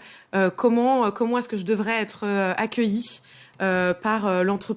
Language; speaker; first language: French; native; French